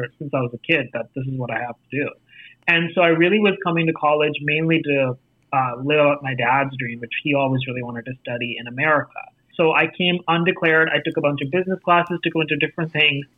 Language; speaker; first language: English; non-native, local second language; Hindi